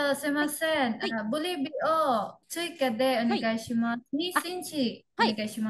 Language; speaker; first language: Japanese; non-native, learner; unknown